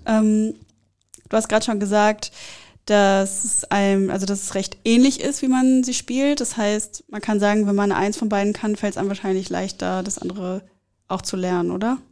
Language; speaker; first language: German; native; German